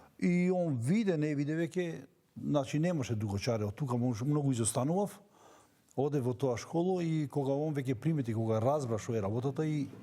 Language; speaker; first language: Macedonian; non-native, local second language; Romany